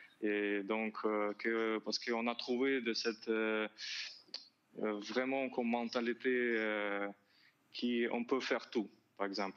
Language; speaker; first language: French; non-native, learner; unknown